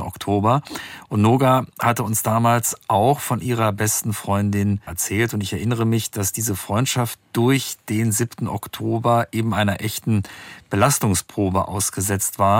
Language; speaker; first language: German; native; German